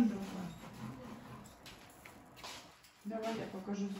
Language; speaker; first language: Russian; native; Russian